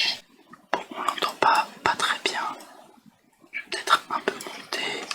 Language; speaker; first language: French; native; French